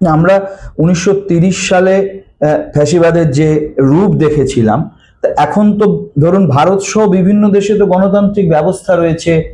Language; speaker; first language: Bangla; native; Bangla